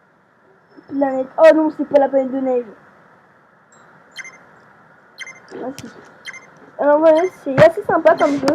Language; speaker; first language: French; native; French